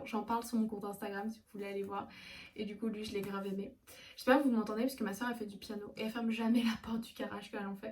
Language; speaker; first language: French; native; French